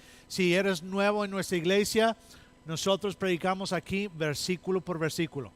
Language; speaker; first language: Spanish; non-native, fluent; English